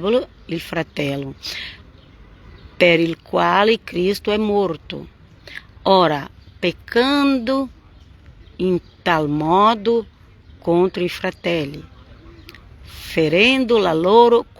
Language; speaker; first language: Italian; non-native, fluent; Portuguese